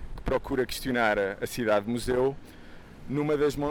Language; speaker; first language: Portuguese; native; Portuguese